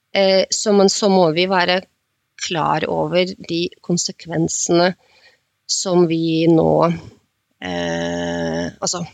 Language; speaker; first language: Norwegian; non-native, fluent; Russian